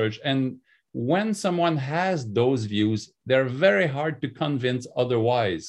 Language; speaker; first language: English; non-native, fluent; French